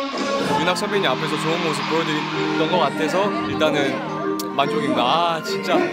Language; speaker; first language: Korean; native; Korean